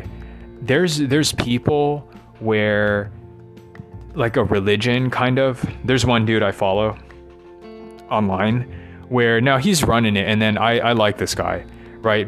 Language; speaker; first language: English; native; English